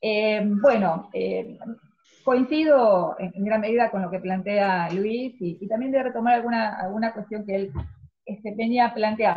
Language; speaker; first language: Spanish; native; Spanish